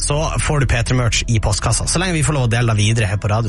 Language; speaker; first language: Norwegian; native; Norwegian